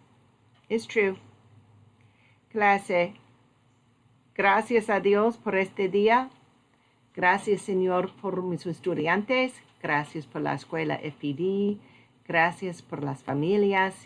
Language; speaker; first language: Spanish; non-native, learner; English